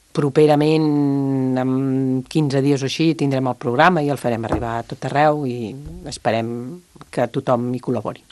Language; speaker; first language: Catalan; native; Catalan